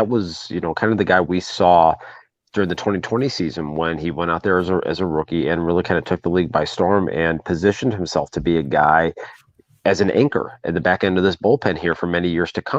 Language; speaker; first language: English; native; English